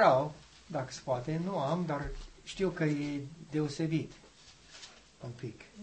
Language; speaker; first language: Romanian; non-native, learner; English